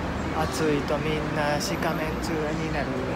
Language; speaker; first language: Japanese; native; Japanese